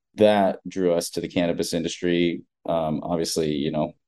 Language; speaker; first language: English; native; English